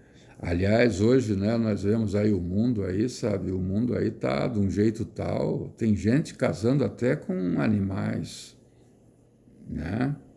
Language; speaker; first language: Portuguese; native; Portuguese